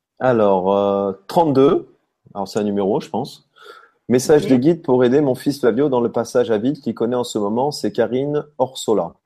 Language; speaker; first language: French; native; French